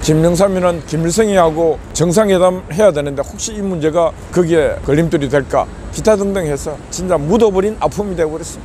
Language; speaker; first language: Korean; native; Korean